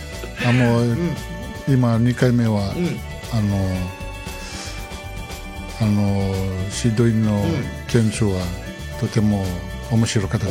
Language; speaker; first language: Japanese; non-native, learner; Fijian